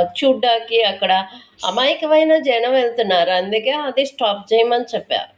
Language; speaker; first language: Telugu; non-native, local second language; Tamil